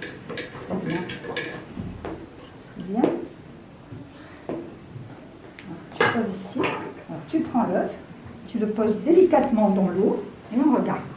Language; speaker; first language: French; non-native, local second language; Arabic